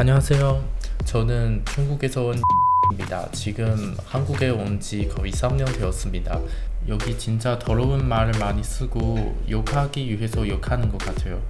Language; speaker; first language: Korean; non-native, learner; Chinese